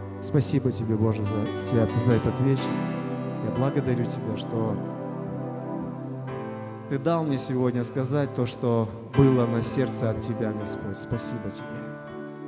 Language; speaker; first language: Russian; native; Russian